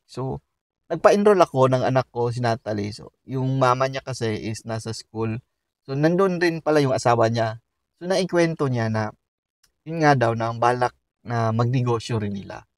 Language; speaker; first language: Filipino; native; Filipino